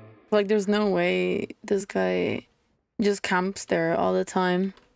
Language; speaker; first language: English; non-native, fluent; Italian